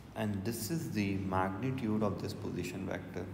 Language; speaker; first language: English; non-native, local second language; Urdu